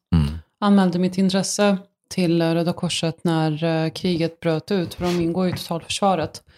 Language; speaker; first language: Swedish; early bilingual, other home language; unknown